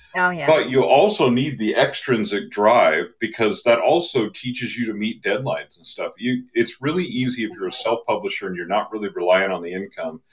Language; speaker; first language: English; native; English